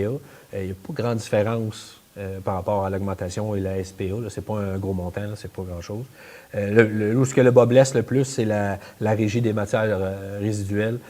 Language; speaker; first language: French; native; French